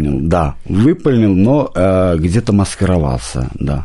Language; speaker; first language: Russian; non-native, local second language; Armenian